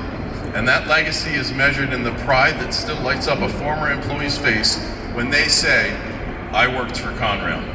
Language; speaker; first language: English; native; English